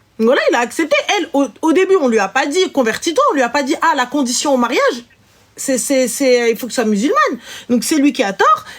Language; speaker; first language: French; early bilingual, other home language; Arabic